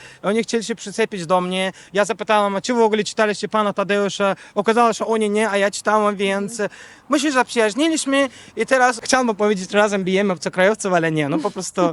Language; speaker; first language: Polish; non-native, fluent; Azerbaijani